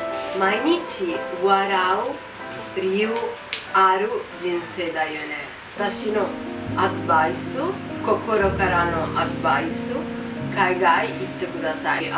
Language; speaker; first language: Japanese; non-native, learner; Italian